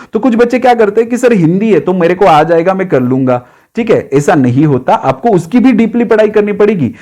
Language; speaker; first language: Hindi; non-native, local second language; Marathi